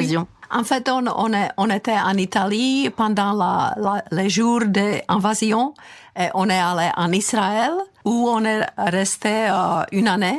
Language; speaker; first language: French; non-native, fluent; Czech